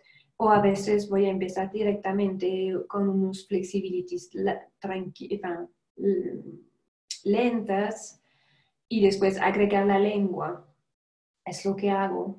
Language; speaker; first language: Spanish; non-native, fluent; French